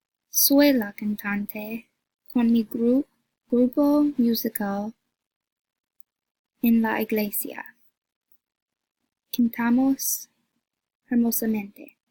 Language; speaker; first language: Spanish; non-native, learner; English